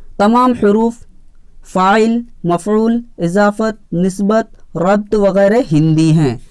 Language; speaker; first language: Urdu; native; Urdu